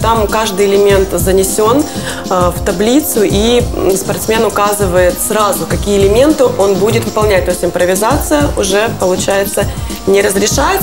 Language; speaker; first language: Russian; native; Russian